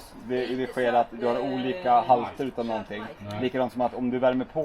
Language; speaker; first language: Swedish; native; Swedish